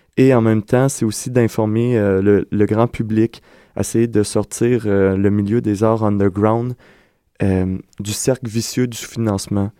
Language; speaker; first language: French; native; French